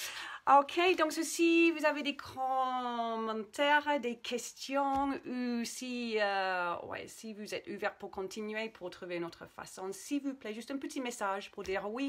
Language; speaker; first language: French; non-native, fluent; English